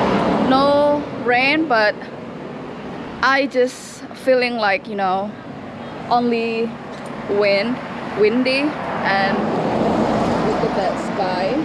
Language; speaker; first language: English; non-native, learner; Indonesian